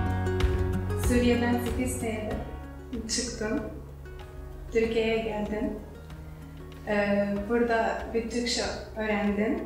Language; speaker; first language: Turkish; non-native, learner; Arabic